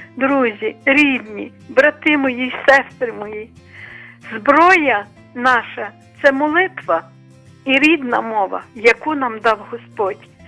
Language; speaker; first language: Ukrainian; native; Ukrainian